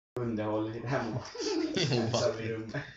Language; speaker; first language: Swedish; native; Swedish